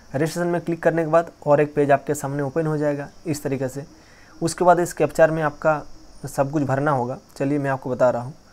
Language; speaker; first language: Hindi; non-native, local second language; Bangla